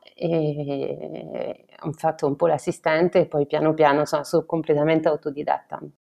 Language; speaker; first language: Italian; non-native, fluent; French